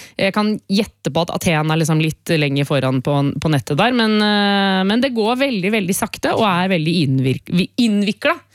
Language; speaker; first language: Norwegian; native; Norwegian